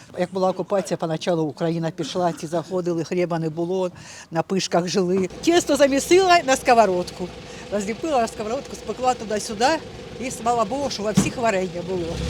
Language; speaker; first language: Ukrainian; native; Ukrainian